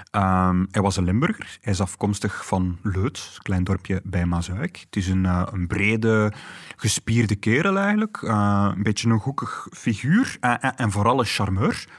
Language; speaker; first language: Dutch; native; Dutch